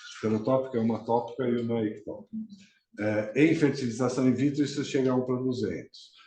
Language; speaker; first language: Portuguese; native; Portuguese